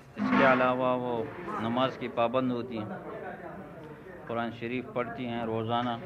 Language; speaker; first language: Urdu; non-native, local second language; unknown